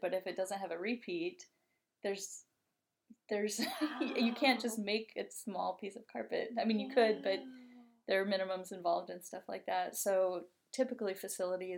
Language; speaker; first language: English; native; English